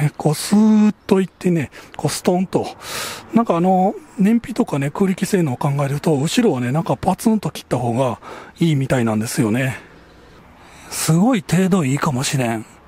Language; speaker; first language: Japanese; native; Japanese